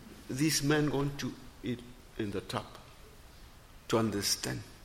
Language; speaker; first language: English; non-native, learner; Spanish